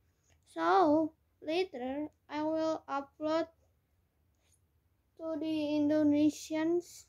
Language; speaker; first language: English; non-native, learner; Indonesian